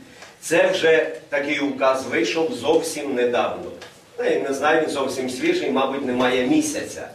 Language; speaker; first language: Ukrainian; native; Ukrainian